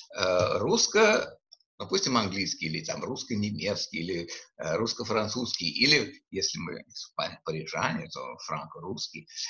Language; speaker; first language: Russian; native; Russian